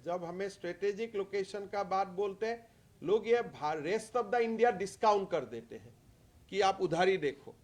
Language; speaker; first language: Hindi; non-native, local second language; Assamese